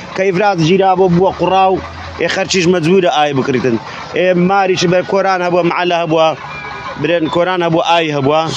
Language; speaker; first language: Central Kurdish; native; Central Kurdish